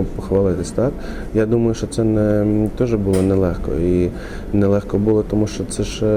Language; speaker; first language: Ukrainian; native; Ukrainian